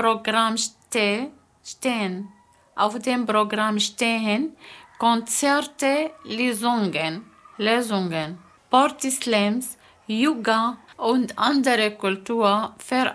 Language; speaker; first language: German; non-native, fluent; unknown